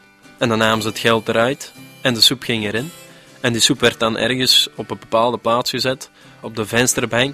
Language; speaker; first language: Dutch; native; Dutch